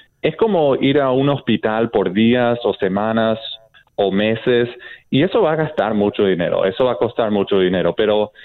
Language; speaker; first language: Spanish; non-native, fluent; English